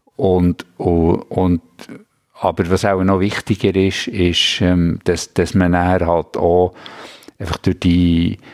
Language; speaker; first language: German; early bilingual, other home language; Swedish